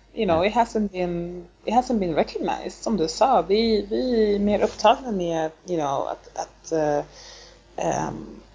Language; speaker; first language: English; non-native, fluent; Swedish